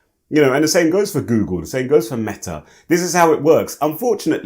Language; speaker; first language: English; native; English